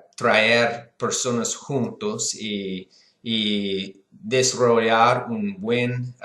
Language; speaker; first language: Spanish; non-native, learner; English